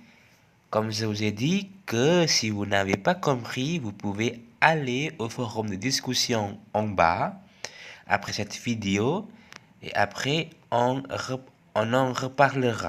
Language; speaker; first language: French; non-native, fluent; Indonesian